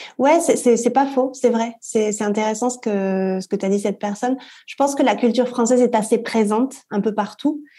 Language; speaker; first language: French; native; French